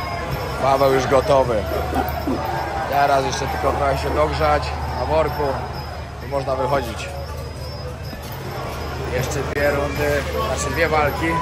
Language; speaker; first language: Polish; native; Polish